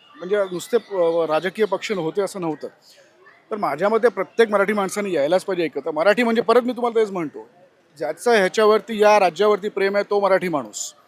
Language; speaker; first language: Marathi; non-native, local second language; Gujarati